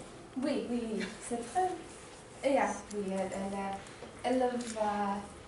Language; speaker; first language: French; non-native, learner; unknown